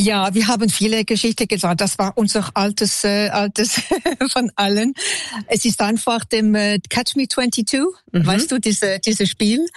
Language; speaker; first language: German; non-native, local second language; French